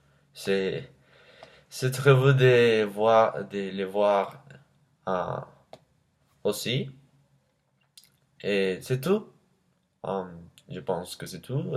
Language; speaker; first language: French; non-native, learner; Spanish